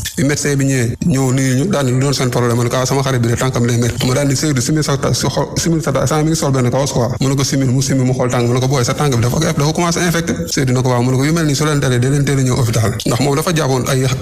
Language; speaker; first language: Wolof; native; Wolof